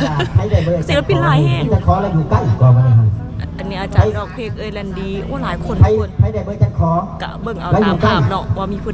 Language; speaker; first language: Thai; non-native, local second language; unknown